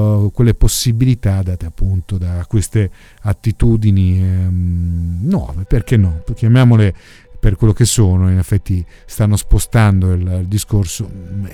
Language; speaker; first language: Italian; native; Italian